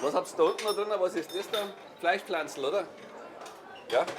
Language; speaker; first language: German; native; German